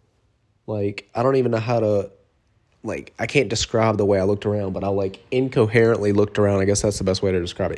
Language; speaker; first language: English; native; English